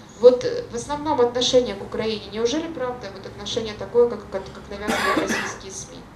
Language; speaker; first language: Russian; native; Russian